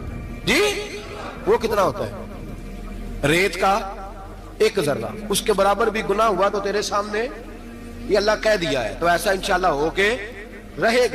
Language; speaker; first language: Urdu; non-native, local second language; Punjabi